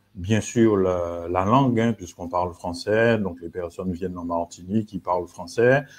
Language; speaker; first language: French; native; French